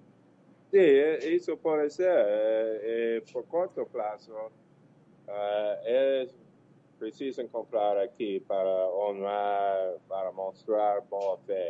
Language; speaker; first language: Portuguese; non-native, fluent; English